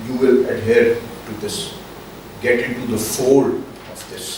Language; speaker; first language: English; non-native, local second language; Urdu